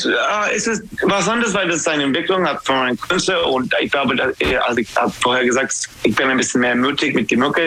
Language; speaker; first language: German; non-native, fluent; English